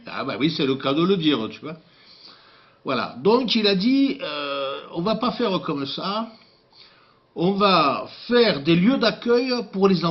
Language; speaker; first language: French; native; French